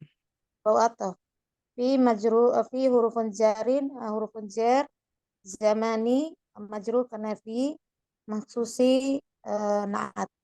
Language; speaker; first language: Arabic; non-native, learner; Indonesian